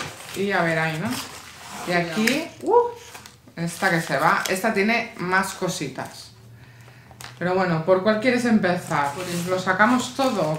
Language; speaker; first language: Spanish; native; Spanish